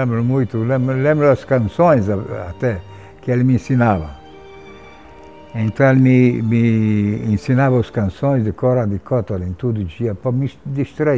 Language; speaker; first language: Portuguese; non-native, fluent; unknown